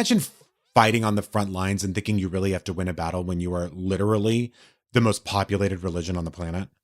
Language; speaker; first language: English; native; English